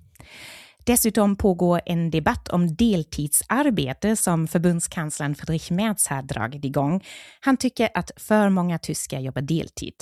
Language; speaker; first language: Swedish; non-native, fluent; German